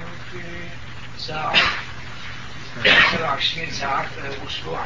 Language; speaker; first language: Arabic; non-native, fluent; Turkish